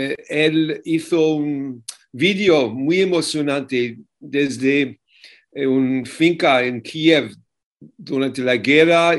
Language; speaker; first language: Spanish; non-native, fluent; English